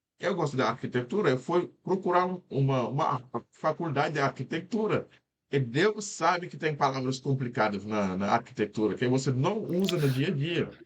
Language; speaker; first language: Portuguese; non-native, fluent; Wolof